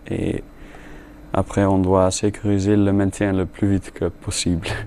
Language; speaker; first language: French; non-native, learner; Icelandic